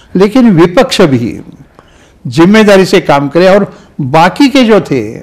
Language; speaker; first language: Hindi; non-native, local second language; Marathi